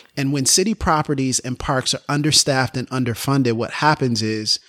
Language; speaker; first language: English; native; English